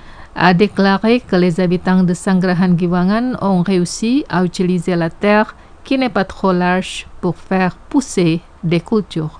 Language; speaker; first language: French; non-native, fluent; Indonesian